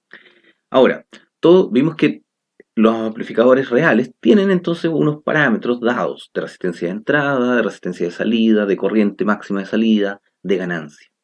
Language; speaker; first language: Spanish; native; Spanish